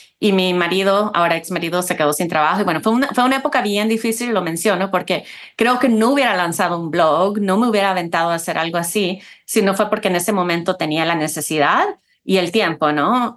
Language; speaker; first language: Spanish; early bilingual, heritage; Spanish